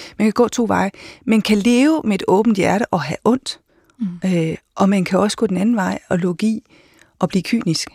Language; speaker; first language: Danish; native; Danish